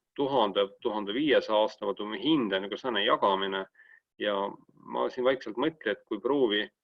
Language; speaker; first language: Estonian; native; Estonian